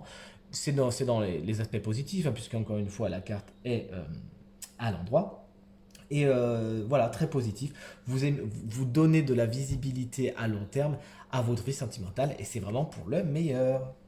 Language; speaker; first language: French; native; French